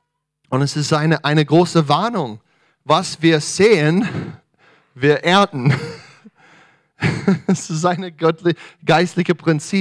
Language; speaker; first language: German; non-native, fluent; English